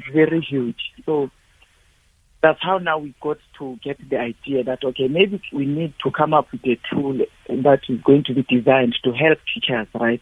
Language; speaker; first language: English; non-native, local second language; Xhosa